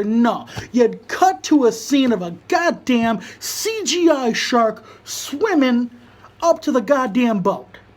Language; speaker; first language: English; native; English